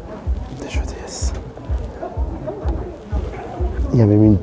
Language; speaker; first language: French; native; French